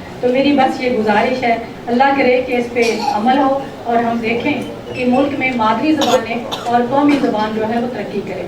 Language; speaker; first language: Urdu; non-native, local second language; Punjabi